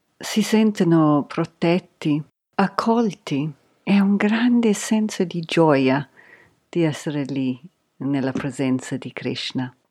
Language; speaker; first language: Italian; non-native, fluent; English